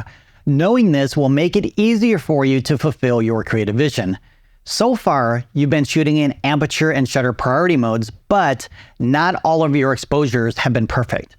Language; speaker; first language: English; native; English